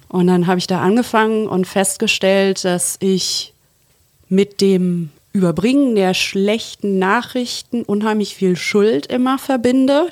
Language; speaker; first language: German; native; German